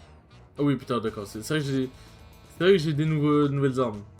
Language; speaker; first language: French; native; French